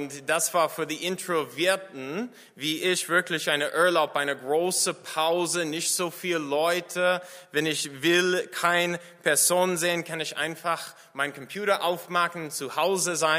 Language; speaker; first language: German; non-native, fluent; English